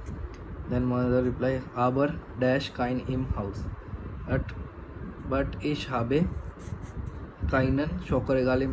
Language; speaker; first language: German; non-native, learner; Hindi